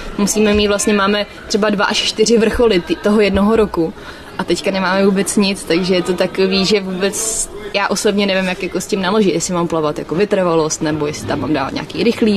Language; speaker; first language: Czech; native; Czech